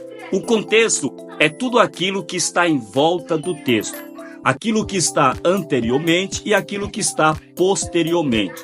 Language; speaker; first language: Portuguese; native; Portuguese